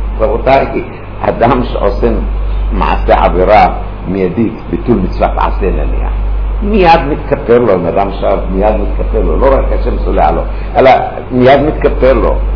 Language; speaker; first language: Hebrew; early bilingual, other home language; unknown